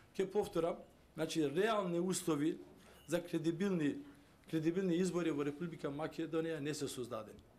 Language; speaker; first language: Macedonian; non-native, local second language; Turkish